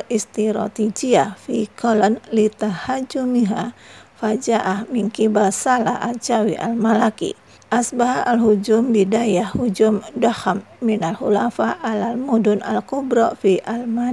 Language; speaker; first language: Arabic; non-native, fluent; Indonesian